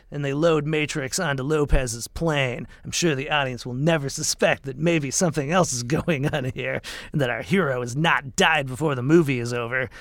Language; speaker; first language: English; native; English